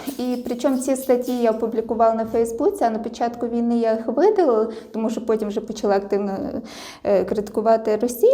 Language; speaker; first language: Ukrainian; non-native, local second language; Russian